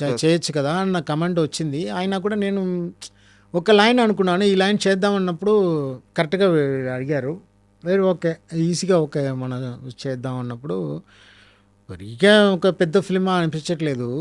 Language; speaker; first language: Telugu; non-native, fluent; Tamil